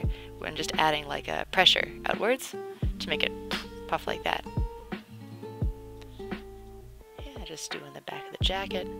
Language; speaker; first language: English; native; English